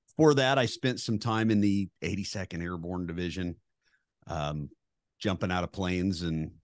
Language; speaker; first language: English; native; English